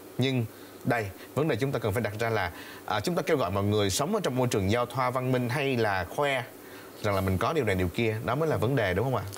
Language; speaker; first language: Vietnamese; native; Vietnamese